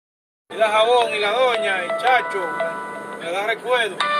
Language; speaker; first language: Spanish; native; Spanish